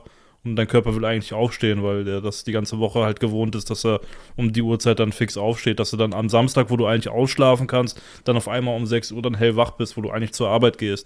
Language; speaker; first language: German; native; German